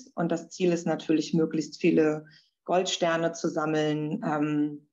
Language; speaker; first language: German; native; German